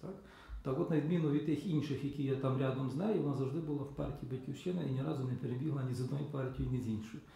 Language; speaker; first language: Ukrainian; native; Ukrainian